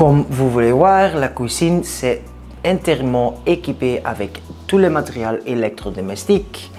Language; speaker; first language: French; non-native, learner; Spanish